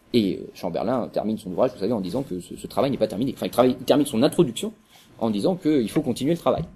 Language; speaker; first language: French; native; French